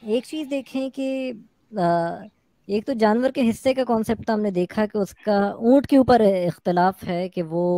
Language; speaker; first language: Hindi; native; Hindi